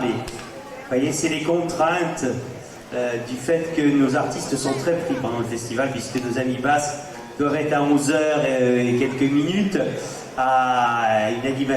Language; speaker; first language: French; native; French